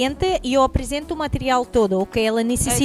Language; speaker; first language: Spanish; non-native, learner; Portuguese